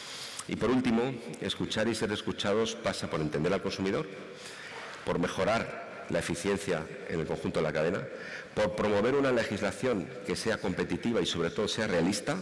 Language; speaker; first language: Spanish; native; Spanish